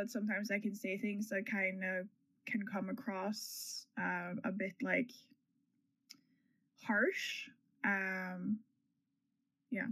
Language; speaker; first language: English; non-native, fluent; Norwegian